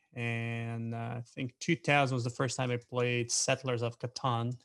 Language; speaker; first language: English; non-native, fluent; Portuguese